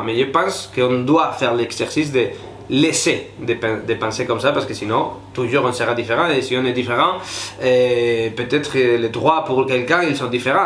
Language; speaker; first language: French; non-native, fluent; Spanish